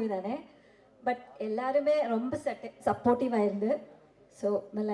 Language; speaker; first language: Tamil; non-native, learner; Malayalam